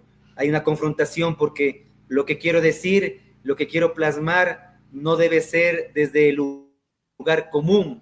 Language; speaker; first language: Spanish; native; Spanish